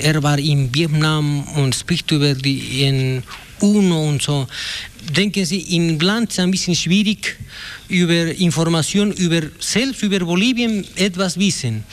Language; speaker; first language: German; non-native, learner; Spanish